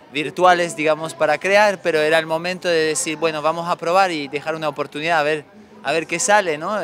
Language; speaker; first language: Spanish; non-native, fluent; French